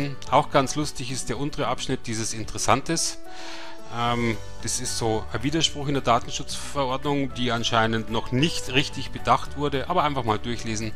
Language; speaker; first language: German; native; German